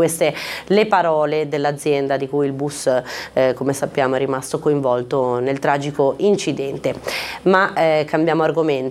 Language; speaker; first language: Italian; native; Italian